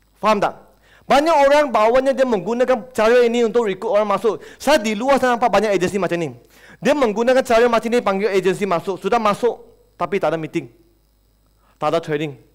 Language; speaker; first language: Malay; non-native, local second language; Chinese